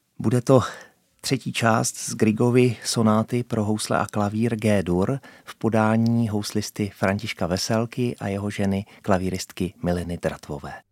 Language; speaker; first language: Czech; native; Czech